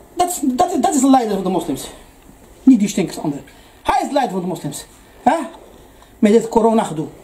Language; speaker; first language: Dutch; early bilingual, other home language; Arabic